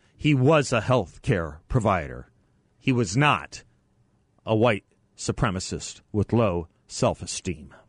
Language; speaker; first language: English; native; English